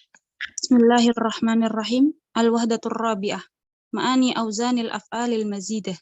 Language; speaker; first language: Arabic; non-native, learner; Indonesian